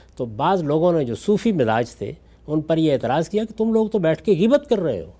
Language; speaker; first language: Urdu; non-native, local second language; Punjabi